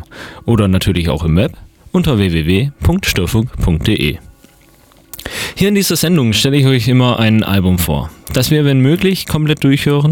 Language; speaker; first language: German; native; German